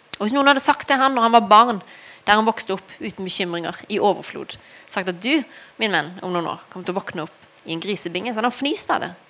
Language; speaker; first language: Norwegian; early bilingual, heritage; Norwegian